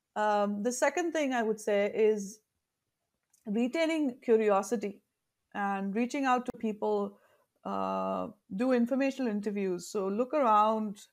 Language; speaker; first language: English; non-native, local second language; Tamil